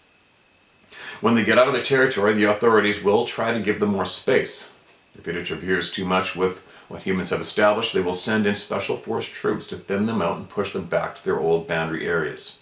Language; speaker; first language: English; native; English